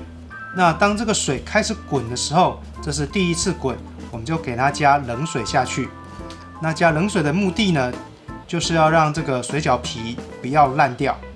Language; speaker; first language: Chinese; native; Chinese